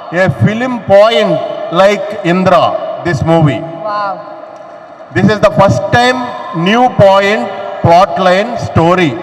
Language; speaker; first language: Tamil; non-native, learner; Telugu